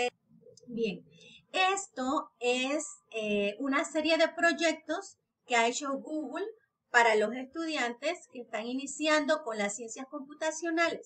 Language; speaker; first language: Spanish; native; Spanish